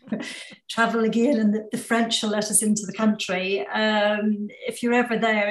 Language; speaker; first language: English; native; English